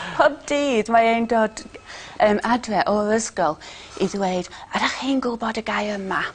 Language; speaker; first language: Welsh; non-native, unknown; English